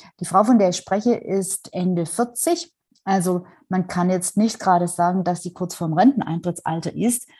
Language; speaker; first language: German; native; German